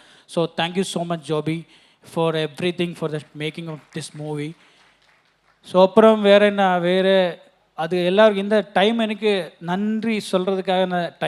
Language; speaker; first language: Tamil; non-native, learner; Malayalam